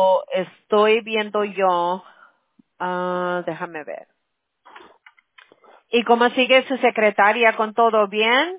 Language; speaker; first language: Spanish; early bilingual, heritage; Spanish